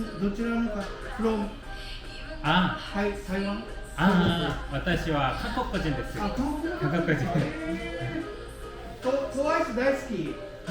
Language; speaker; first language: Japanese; non-native, learner; Korean